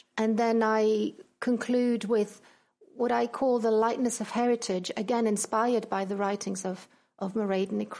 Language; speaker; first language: English; non-native, fluent; Greek